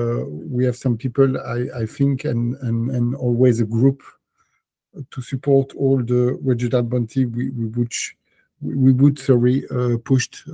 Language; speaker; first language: English; non-native, fluent; French